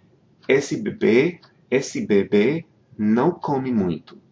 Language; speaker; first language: Portuguese; non-native, fluent; English